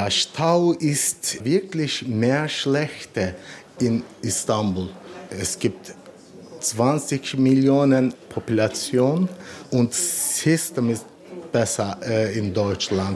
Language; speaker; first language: German; non-native, learner; Turkish